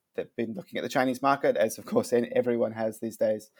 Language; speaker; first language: English; native; English